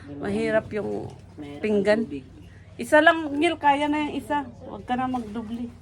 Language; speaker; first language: Filipino; non-native, local second language; Waray